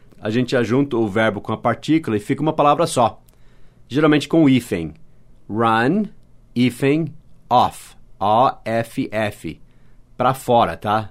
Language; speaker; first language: Portuguese; non-native, fluent; English